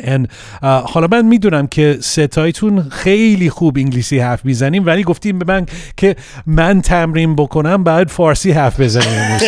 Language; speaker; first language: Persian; early bilingual, heritage; Persian